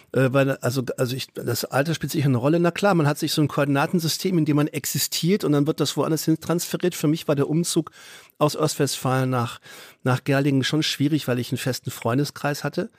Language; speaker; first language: German; native; German